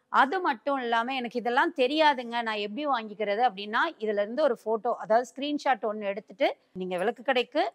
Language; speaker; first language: Tamil; native; Tamil